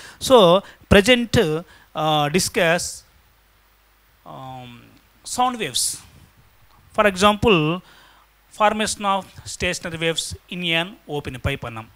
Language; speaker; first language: English; non-native, local second language; Telugu